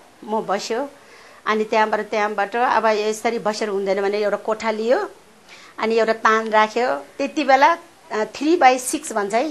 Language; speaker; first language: Nepali; non-native, local second language; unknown